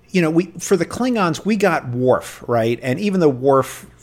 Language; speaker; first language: English; native; English